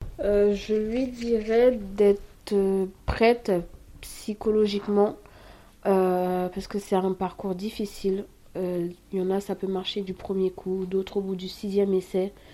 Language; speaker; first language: French; early bilingual, other home language; Haitian Creole